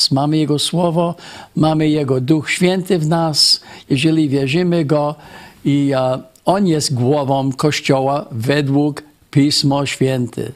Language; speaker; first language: Polish; non-native, fluent; English